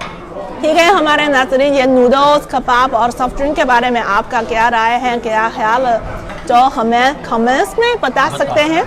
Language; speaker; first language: Hindi; non-native, learner; Chinese